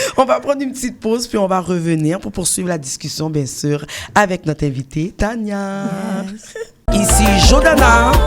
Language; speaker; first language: French; native; French